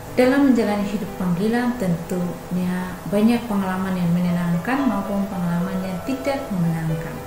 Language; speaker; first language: Indonesian; non-native, local second language; Tetum